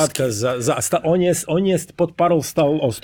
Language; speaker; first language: Polish; non-native, learner; Croatian